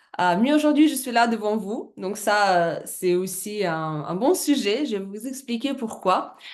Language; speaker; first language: French; non-native, fluent; Russian